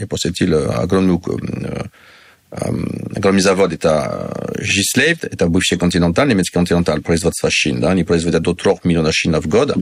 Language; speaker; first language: Russian; non-native, learner; French